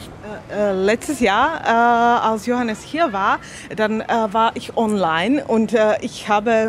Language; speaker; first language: German; non-native, learner; Slovak